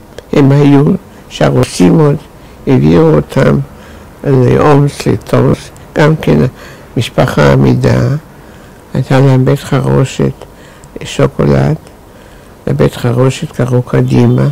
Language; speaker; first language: Hebrew; non-native, fluent; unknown